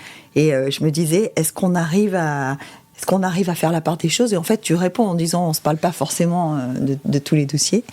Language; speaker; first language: French; native; French